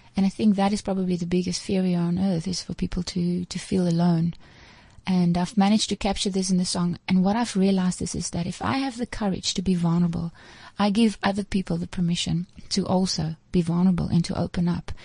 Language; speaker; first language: English; non-native, local second language; Afrikaans